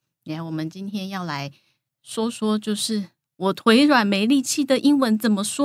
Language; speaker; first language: Chinese; native; Chinese